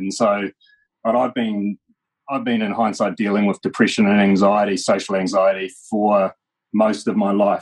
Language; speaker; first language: English; native; English